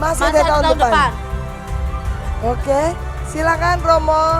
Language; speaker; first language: Indonesian; native; Indonesian